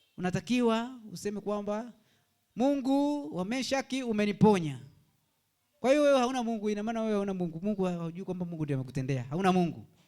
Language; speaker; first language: Swahili; native; Swahili